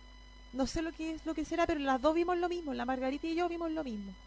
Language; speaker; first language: Spanish; native; Spanish